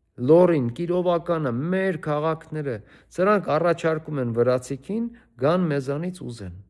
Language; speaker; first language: Armenian; native; Armenian